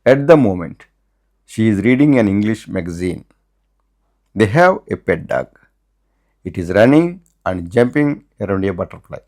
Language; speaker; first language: English; non-native, local second language; Telugu